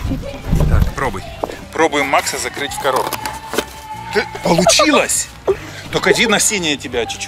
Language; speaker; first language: Russian; native; Russian